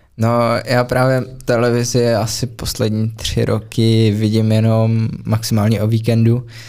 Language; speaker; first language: Czech; native; Czech